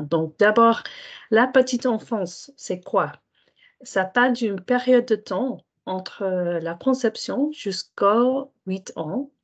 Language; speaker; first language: French; non-native, fluent; English